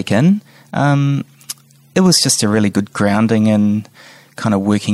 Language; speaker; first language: English; native; English